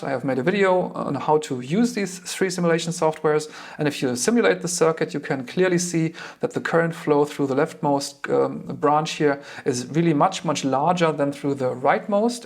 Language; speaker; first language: English; non-native, fluent; German